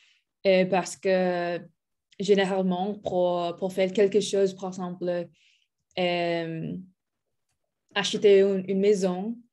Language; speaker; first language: French; non-native, learner; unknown